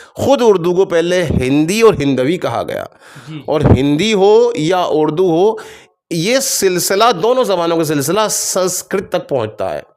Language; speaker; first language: Urdu; native; Urdu